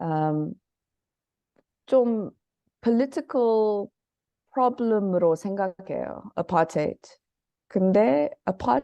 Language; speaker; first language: Korean; early bilingual, heritage; Korean